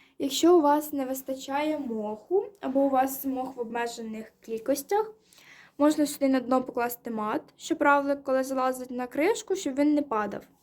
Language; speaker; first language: Ukrainian; non-native, local second language; Russian